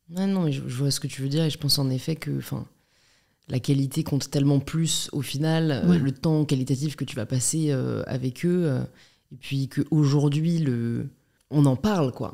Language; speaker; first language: French; native; French